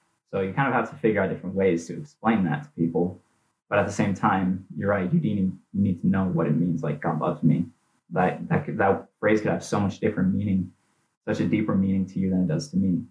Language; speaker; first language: English; native; English